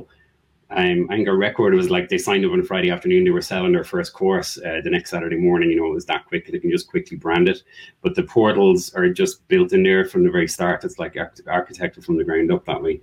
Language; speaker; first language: English; native; English